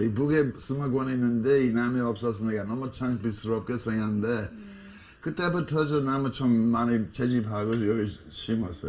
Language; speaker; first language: Korean; non-native, fluent; English